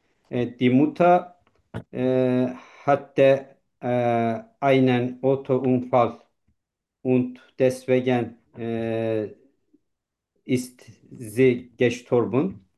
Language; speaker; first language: German; non-native, learner; Turkish